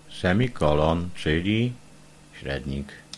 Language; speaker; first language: Polish; native; Polish